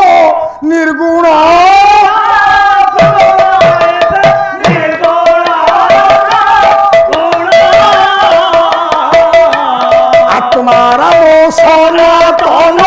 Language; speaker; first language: Odia; native; Odia